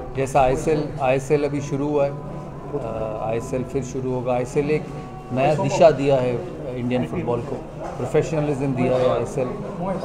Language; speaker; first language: Hindi; non-native, local second language; Bangla